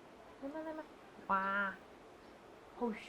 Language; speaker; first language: Chinese; native; Chinese